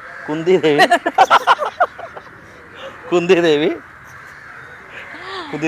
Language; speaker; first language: Tamil; non-native, learner; Malayalam